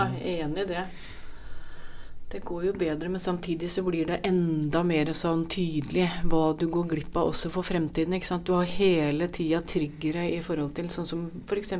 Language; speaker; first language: Norwegian; native; Norwegian